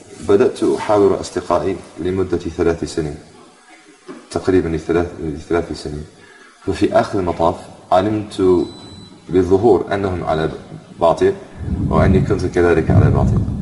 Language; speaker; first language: Arabic; non-native, fluent; English